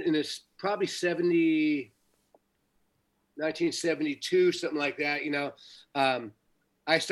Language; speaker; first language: English; native; English